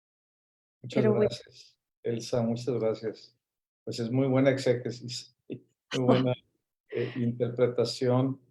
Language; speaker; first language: Spanish; native; Spanish